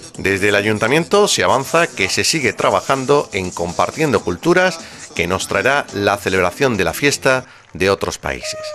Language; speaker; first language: Spanish; native; Spanish